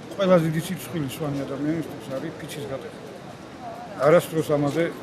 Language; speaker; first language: Georgian; non-native, local second language; Svan